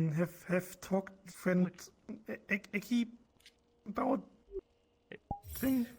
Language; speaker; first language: English; non-native, learner; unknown